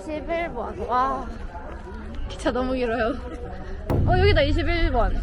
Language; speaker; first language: Korean; native; Korean